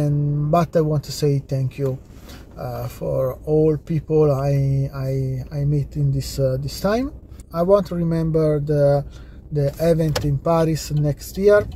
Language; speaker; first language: English; non-native, learner; Italian